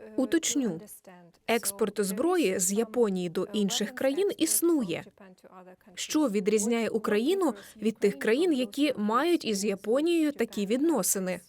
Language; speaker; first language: Ukrainian; native; Ukrainian